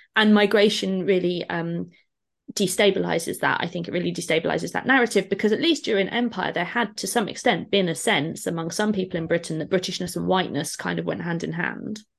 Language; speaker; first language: English; native; English